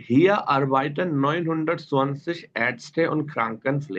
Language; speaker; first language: German; non-native, fluent; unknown